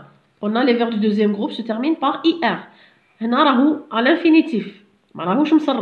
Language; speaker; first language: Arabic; native; Arabic